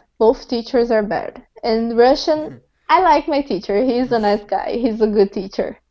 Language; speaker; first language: English; non-native, fluent; Portuguese